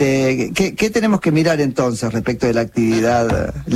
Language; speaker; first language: Spanish; native; Spanish